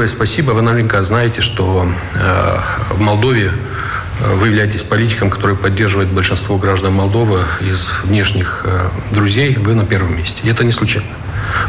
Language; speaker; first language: Russian; non-native, local second language; Romanian